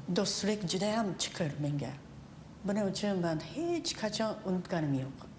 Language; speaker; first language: Uzbek; non-native, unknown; Japanese